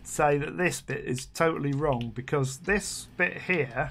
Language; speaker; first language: English; native; English